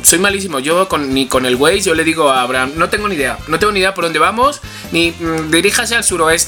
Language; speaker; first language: Spanish; native; Spanish